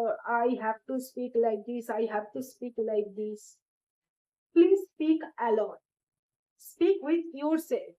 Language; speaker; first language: English; non-native, learner; Bangla